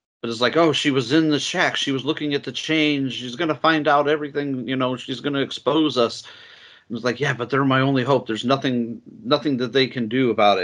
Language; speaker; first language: English; native; English